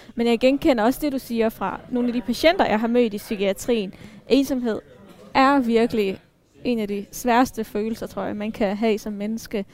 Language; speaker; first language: Danish; early bilingual, other home language; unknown